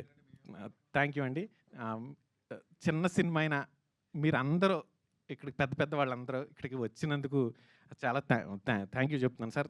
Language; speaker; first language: Telugu; native; Telugu